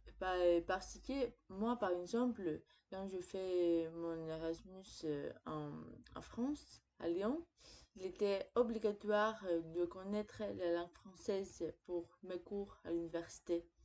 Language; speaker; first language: French; non-native, fluent; Greek